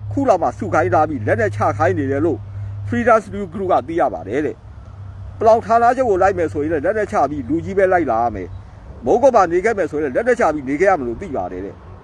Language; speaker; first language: Burmese; native; Burmese